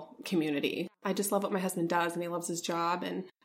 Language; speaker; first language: English; native; English